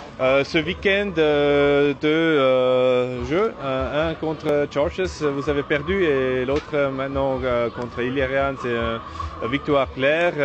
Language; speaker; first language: French; non-native, learner; German